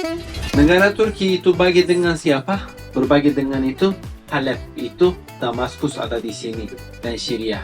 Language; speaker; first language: Indonesian; non-native, learner; Turkish